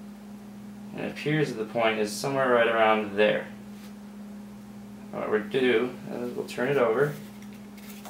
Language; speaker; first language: English; native; English